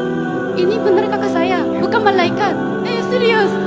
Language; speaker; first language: Indonesian; non-native, learner; Korean